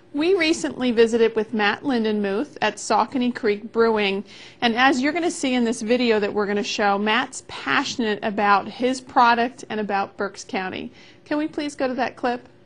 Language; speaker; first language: English; native; English